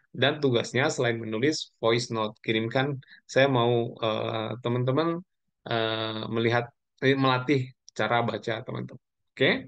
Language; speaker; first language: Indonesian; non-native, local second language; Javanese